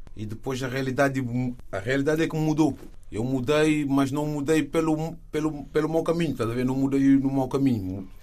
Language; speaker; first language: Portuguese; non-native, fluent; Wolof